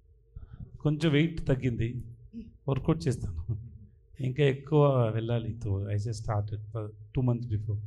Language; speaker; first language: Telugu; non-native, learner; Tamil